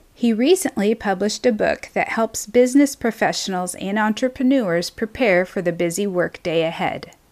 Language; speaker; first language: English; native; English